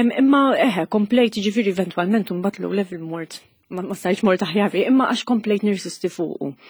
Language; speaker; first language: Maltese; native; Maltese